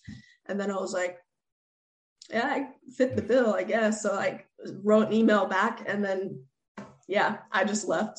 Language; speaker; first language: English; native; English